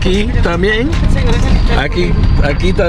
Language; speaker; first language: Spanish; non-native, learner; English